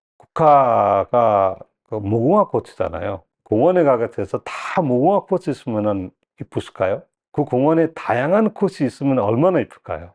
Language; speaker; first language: Korean; non-native, fluent; Nepali